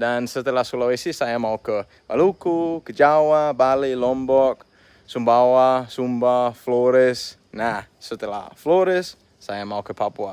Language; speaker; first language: Indonesian; non-native, fluent; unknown